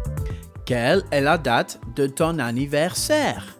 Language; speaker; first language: French; non-native, fluent; English